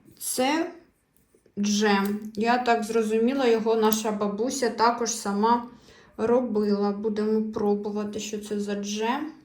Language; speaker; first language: Ukrainian; native; Ukrainian